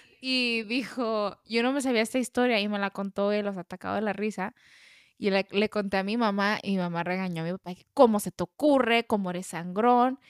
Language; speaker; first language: Spanish; early bilingual, heritage; Spanish